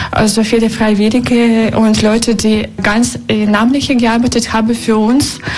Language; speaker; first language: German; non-native, learner; Russian